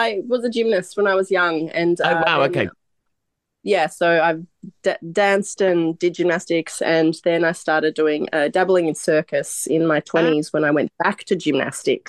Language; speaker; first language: English; non-native, local second language; Croatian